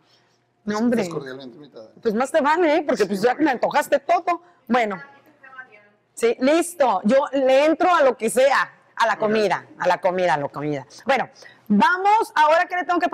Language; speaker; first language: Spanish; native; Spanish